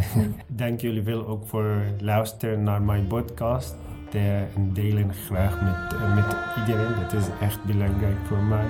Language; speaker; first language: Dutch; non-native, learner; Arabic